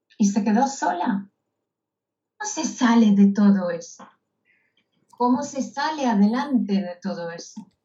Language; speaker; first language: Spanish; non-native, fluent; Hebrew